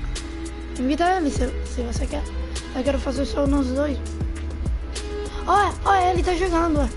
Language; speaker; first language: Portuguese; non-native, fluent; Italian